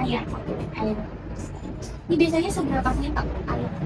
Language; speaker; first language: Indonesian; native; Indonesian